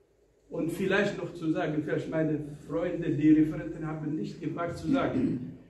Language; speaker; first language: German; non-native, fluent; Arabic